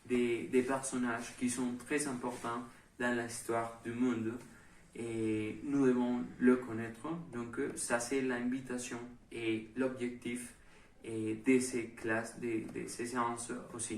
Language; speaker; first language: French; non-native, learner; Spanish